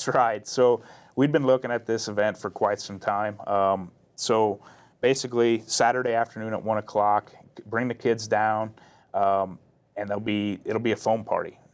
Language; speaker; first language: English; native; English